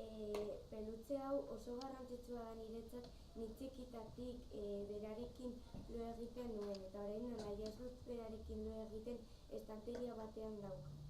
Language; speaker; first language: Basque; non-native, local second language; Spanish